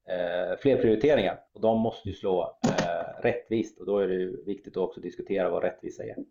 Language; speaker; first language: Swedish; early bilingual, other home language; German